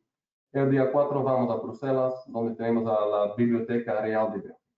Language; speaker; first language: Spanish; non-native, learner; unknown